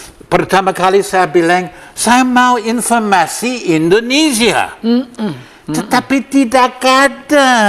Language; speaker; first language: Indonesian; non-native, learner; English